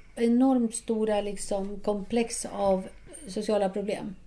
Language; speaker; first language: Swedish; non-native, fluent; Spanish